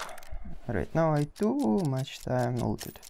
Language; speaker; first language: English; non-native, learner; Russian